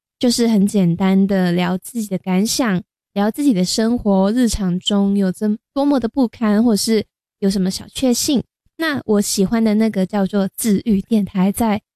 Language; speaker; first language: Chinese; non-native, local second language; Cantonese